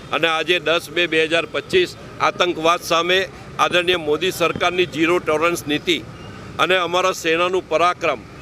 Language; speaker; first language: Gujarati; non-native, local second language; Sindhi